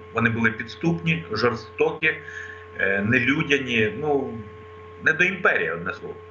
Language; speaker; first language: Ukrainian; non-native, local second language; Russian